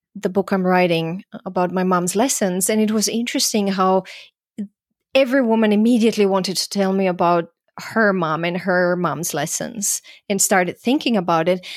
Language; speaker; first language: English; non-native, fluent; Croatian